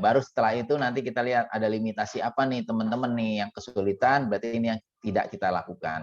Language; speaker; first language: Indonesian; native; Indonesian